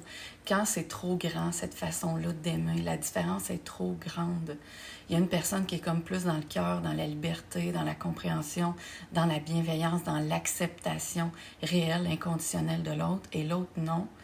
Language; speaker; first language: French; native; French